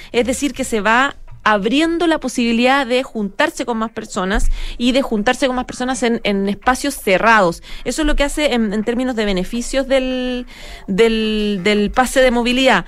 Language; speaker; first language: Spanish; native; Spanish